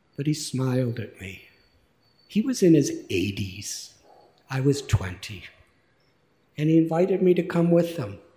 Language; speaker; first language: English; native; English